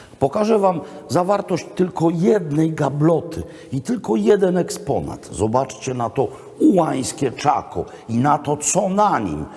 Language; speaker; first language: Polish; native; Polish